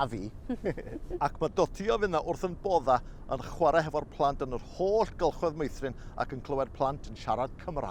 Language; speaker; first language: Welsh; native; Welsh